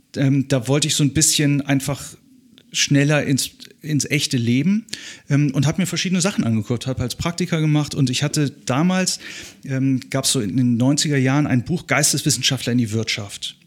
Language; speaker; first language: German; native; German